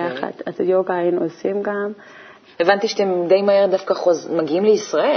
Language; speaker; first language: Hebrew; non-native, learner; Korean